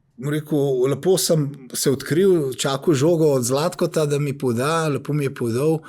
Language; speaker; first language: Slovenian; early bilingual, other home language; Bosnian